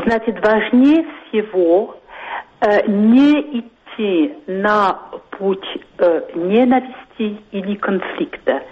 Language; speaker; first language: Russian; non-native, fluent; French